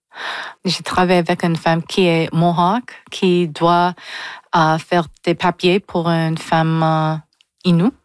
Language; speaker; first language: French; non-native, local second language; English